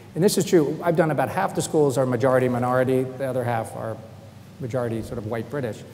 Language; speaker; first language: English; native; English